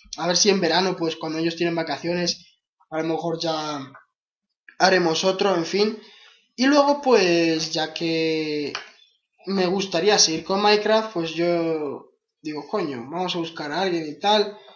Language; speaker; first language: Spanish; native; Spanish